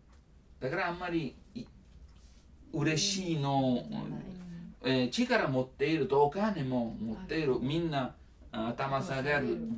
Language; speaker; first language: Japanese; non-native, learner; Italian